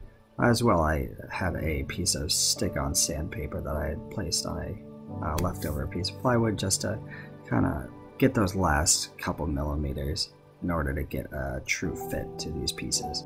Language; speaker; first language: English; native; English